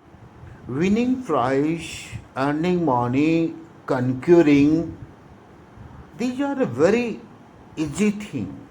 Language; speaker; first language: English; non-native, local second language; Odia